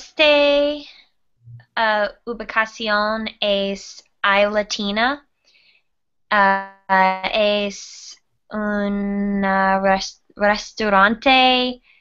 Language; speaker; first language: Spanish; non-native, learner; English